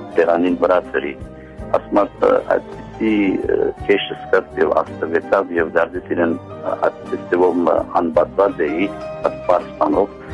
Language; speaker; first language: Armenian; early bilingual, heritage; Armenian